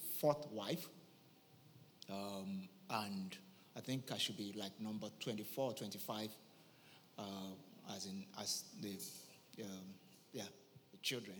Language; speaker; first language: English; non-native, local second language; Yoruba